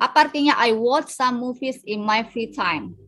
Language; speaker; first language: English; non-native, fluent; Indonesian